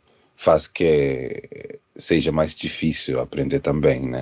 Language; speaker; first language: Portuguese; non-native, learner; English